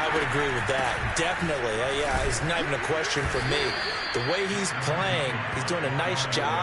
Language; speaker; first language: English; native; English